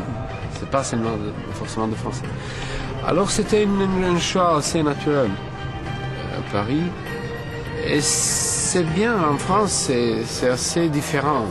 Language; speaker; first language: French; non-native, fluent; Serbian